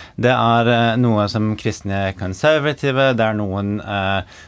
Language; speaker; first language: Norwegian; non-native, fluent; English